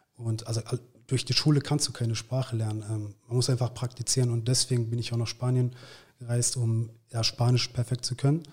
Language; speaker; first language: German; early bilingual, other home language; Turkish